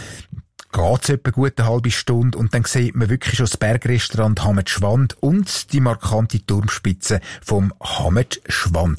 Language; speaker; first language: German; native; German